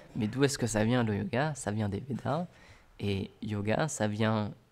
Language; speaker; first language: French; native; French